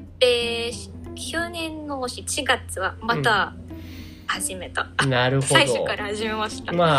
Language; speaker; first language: Japanese; non-native, learner; Arabic